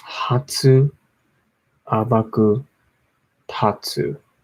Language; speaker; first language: Japanese; non-native, learner; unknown